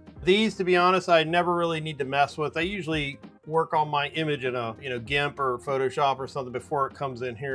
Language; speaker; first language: English; native; English